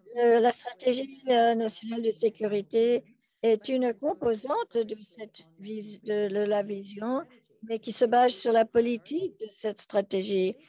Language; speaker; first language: French; non-native, fluent; English